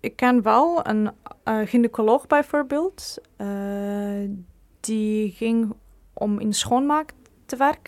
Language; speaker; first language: Dutch; non-native, fluent; Ukrainian